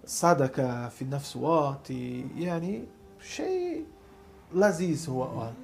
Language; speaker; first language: Arabic; non-native, learner; Portuguese